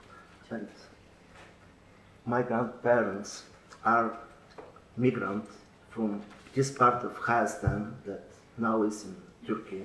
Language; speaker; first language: English; non-native, learner; Bulgarian